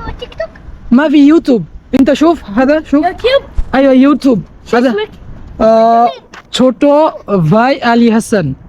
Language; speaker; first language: Arabic; non-native, learner; Bangla